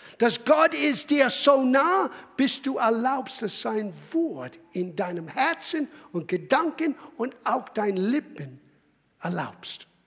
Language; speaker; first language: German; non-native, fluent; English